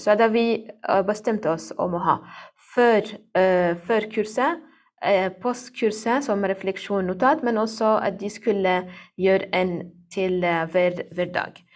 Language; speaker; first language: Norwegian; non-native, learner; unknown